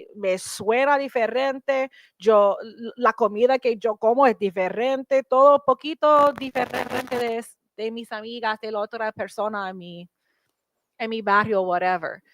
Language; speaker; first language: Spanish; early bilingual, heritage; English